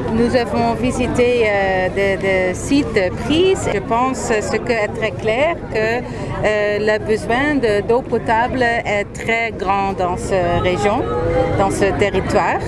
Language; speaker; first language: French; non-native, fluent; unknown